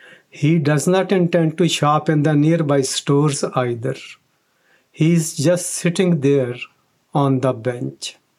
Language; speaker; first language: English; non-native, local second language; Punjabi